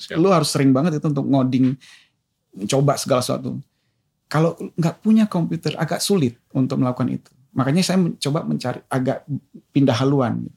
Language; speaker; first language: Indonesian; native; Indonesian